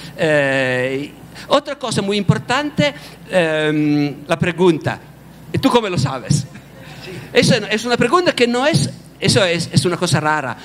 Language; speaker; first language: Spanish; non-native, fluent; Italian